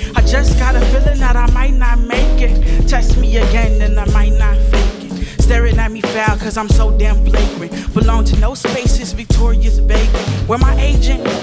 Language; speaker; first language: English; native; English